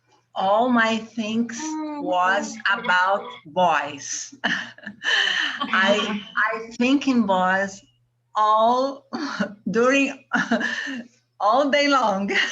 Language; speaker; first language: English; non-native, learner; Portuguese